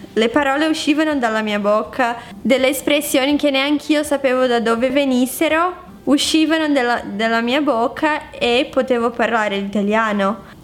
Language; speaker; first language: Italian; non-native, fluent; Portuguese